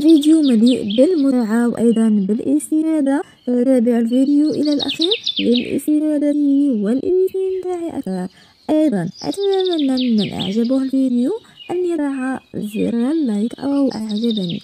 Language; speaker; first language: Arabic; native; Arabic